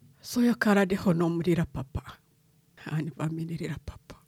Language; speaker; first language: Swedish; non-native, fluent; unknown